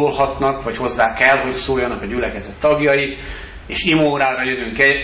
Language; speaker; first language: Hungarian; native; Hungarian